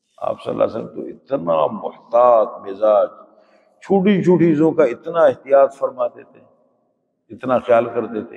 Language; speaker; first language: Urdu; native; Urdu